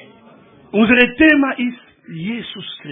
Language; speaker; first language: German; non-native, learner; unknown